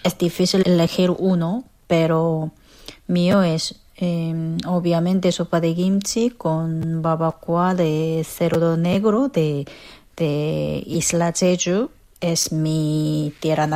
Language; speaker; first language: Spanish; non-native, fluent; Korean